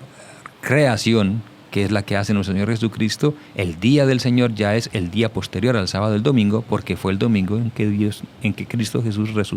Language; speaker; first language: Spanish; native; Spanish